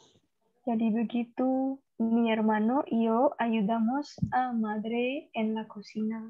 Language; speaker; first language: Spanish; non-native, learner; Indonesian